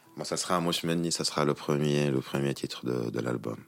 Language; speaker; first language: French; non-native, local second language; Arabic